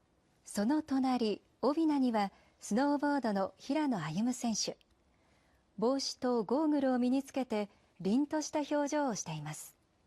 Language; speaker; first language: Japanese; native; Japanese